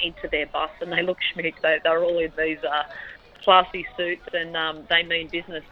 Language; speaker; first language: English; native; English